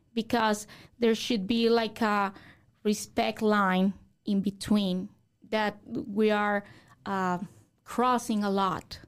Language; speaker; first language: English; non-native, fluent; Spanish